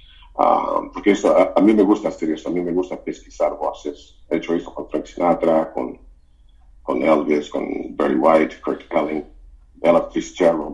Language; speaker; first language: Spanish; non-native, fluent; Portuguese